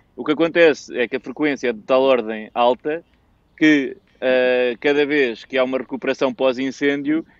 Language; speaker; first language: Portuguese; native; Portuguese